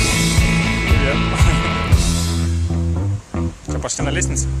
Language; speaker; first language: Russian; native; Russian